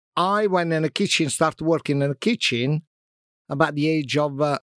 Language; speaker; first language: English; non-native, fluent; Italian